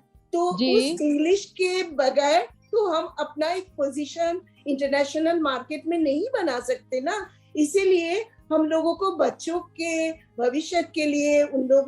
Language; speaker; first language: Hindi; native; Hindi